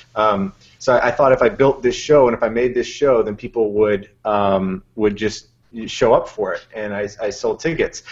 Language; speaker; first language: English; native; English